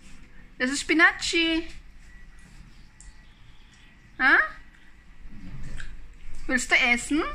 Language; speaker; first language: German; non-native, learner; Cebuano